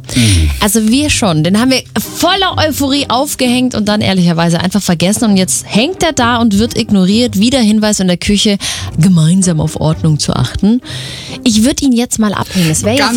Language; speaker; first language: German; native; German